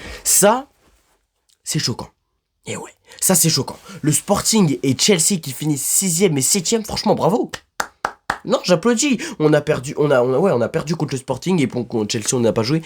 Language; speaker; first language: French; native; French